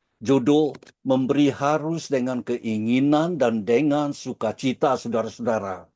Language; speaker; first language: Indonesian; early bilingual, heritage; Dutch